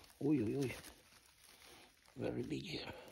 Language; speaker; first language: English; non-native, learner; Swedish